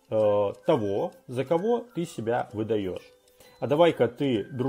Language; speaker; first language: Russian; native; Russian